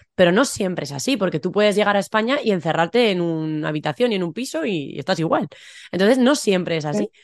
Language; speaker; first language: Spanish; native; Spanish